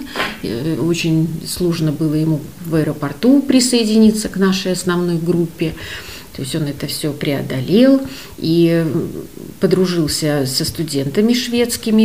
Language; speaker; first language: Russian; native; Russian